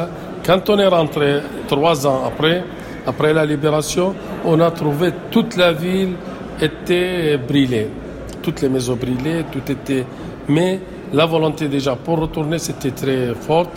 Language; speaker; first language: French; non-native, local second language; Arabic